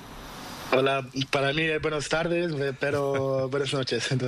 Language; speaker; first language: Spanish; non-native, learner; Portuguese